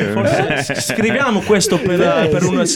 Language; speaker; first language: Italian; early bilingual, heritage; English